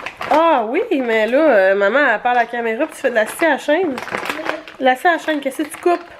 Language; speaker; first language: French; native; French